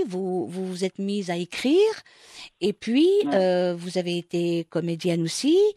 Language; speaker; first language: French; non-native, local second language; Arabic